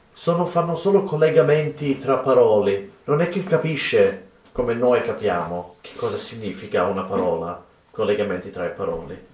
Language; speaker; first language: Italian; non-native, fluent; English